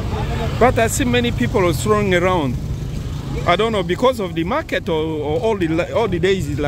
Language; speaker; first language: English; non-native, learner; Lingala